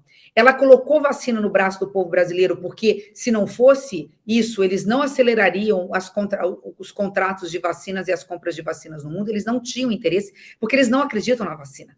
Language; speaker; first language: Portuguese; native; Portuguese